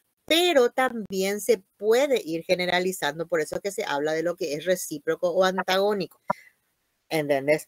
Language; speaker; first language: Spanish; native; Spanish